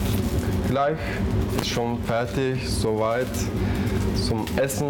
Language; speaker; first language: German; non-native, learner; Turkish